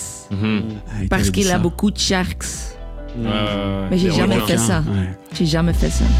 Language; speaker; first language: French; non-native, local second language; Dutch